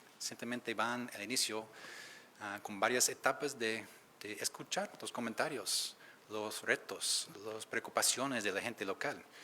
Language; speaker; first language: Spanish; non-native, fluent; English